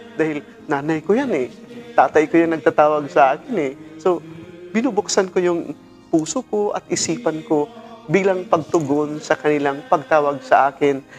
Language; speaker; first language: Filipino; non-native, local second language; Cebuano